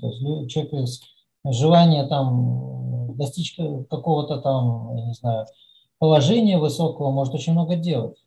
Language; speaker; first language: Russian; native; Russian